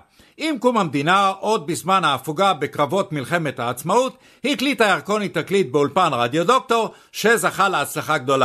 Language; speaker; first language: Hebrew; native; Hebrew